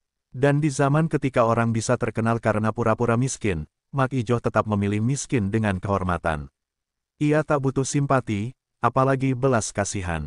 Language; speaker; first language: Indonesian; native; Indonesian